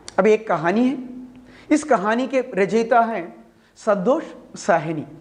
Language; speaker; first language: Hindi; non-native, local second language; Malayalam